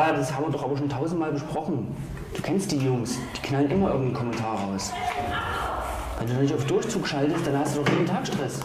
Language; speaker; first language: German; native; German